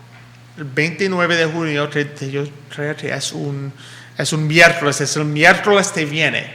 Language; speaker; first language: Spanish; early bilingual, heritage; English